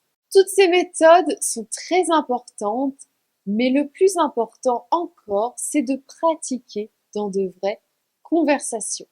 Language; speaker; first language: French; native; French